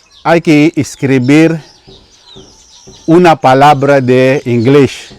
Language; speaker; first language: Spanish; non-native, learner; Filipino